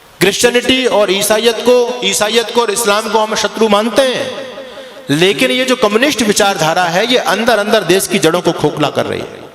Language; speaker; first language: Hindi; native; Hindi